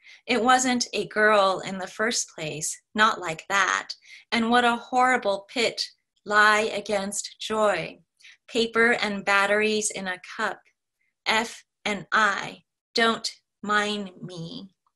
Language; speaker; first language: English; native; English